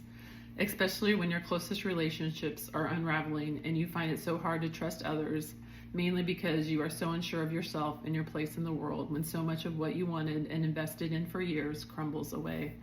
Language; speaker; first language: English; native; English